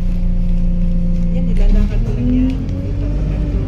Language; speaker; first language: Filipino; native; Filipino